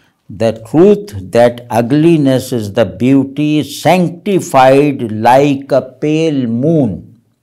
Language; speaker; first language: English; non-native, local second language; Urdu